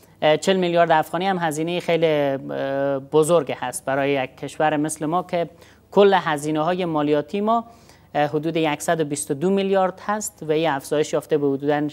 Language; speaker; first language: Persian; native; Persian